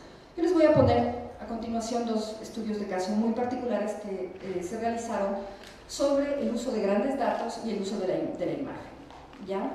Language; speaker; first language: Spanish; native; Spanish